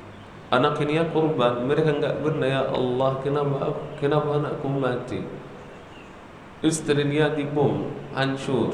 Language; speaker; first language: Indonesian; non-native, learner; Arabic